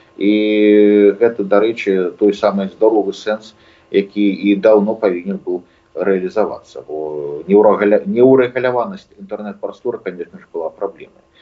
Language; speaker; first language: Belarusian; non-native, local second language; Russian